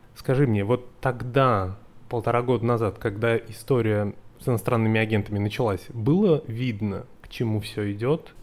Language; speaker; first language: Russian; native; Russian